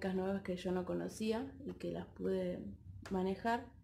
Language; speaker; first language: Spanish; native; Spanish